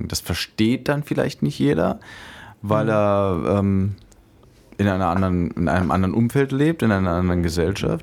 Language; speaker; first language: German; native; German